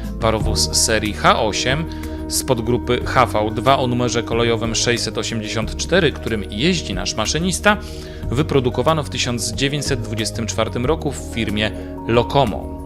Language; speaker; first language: Polish; native; Polish